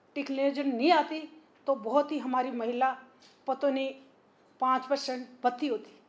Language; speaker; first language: Hindi; native; Hindi